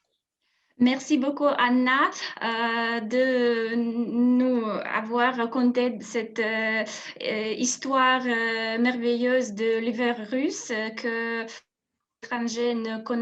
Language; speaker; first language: French; non-native, fluent; Russian